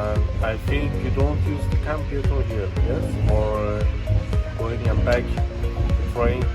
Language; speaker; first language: English; non-native, learner; Persian